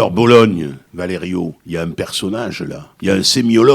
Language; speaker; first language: French; native; French